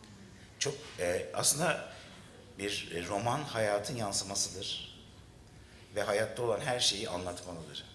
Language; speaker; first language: Turkish; native; Turkish